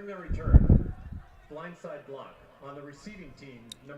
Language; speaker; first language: English; native; English